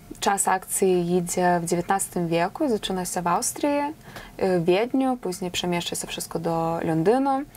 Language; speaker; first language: Polish; native; Polish